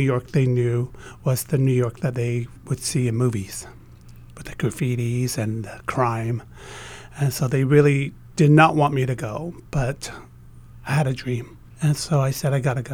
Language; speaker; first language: English; native; English